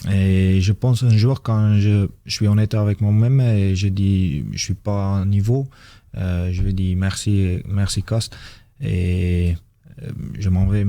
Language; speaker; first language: French; non-native, fluent; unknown